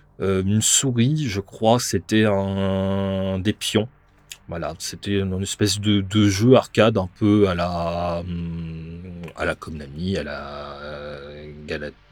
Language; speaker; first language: French; native; French